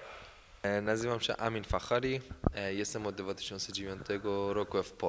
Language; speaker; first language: Polish; non-native, learner; Persian